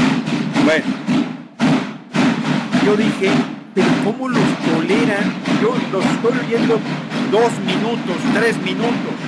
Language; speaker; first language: Spanish; native; Spanish